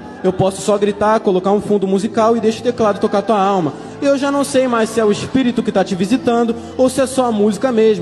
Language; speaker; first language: Portuguese; native; Portuguese